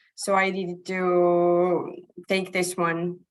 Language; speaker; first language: English; non-native, fluent; Estonian